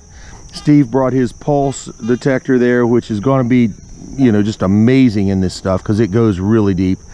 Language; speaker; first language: English; native; English